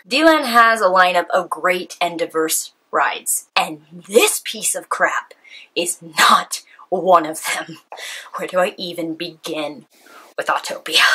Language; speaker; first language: English; native; English